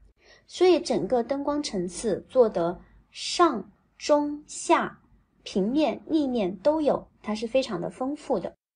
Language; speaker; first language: Chinese; native; Chinese